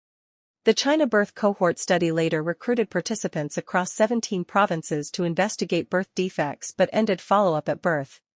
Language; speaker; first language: English; non-native, fluent; Chinese